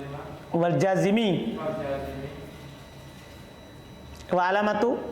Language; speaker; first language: Arabic; non-native, fluent; Indonesian